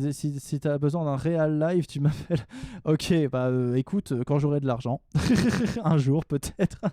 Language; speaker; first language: French; native; French